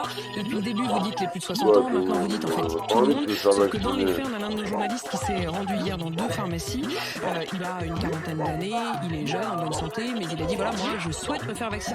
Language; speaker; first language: French; native; French